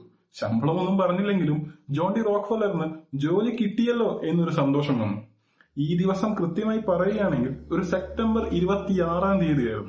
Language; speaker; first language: Malayalam; native; Malayalam